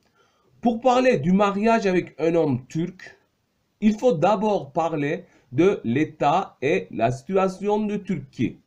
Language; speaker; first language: French; non-native, fluent; Turkish